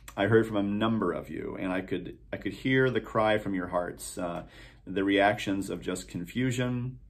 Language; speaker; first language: English; native; English